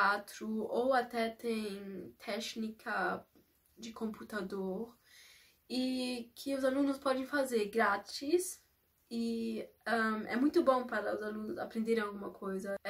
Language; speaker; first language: Portuguese; early bilingual, heritage; Portuguese